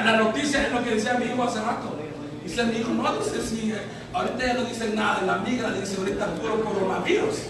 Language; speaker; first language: Spanish; native; Spanish